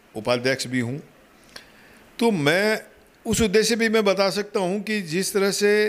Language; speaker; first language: Hindi; native; Hindi